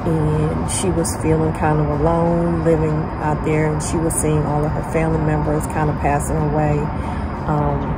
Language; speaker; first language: English; native; English